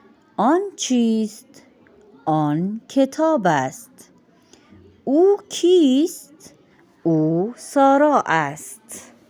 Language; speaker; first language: Persian; non-native, fluent; Urdu